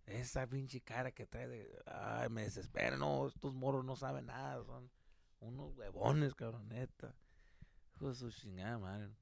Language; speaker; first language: Spanish; early bilingual, other home language; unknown